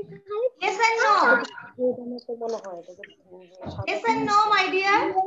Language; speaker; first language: English; non-native, learner; Bangla